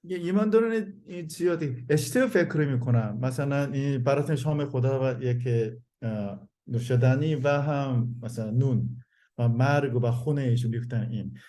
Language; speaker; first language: Persian; non-native, learner; Korean